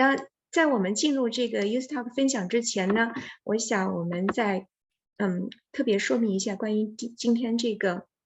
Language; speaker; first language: Chinese; native; Chinese